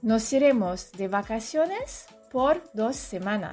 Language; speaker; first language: Spanish; non-native, fluent; French